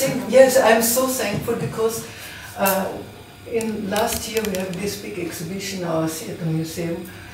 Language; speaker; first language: English; non-native, learner; German